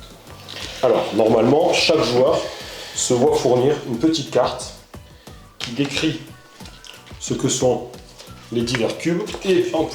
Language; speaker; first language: French; native; French